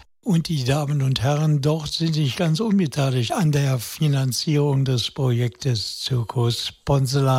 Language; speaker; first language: German; native; German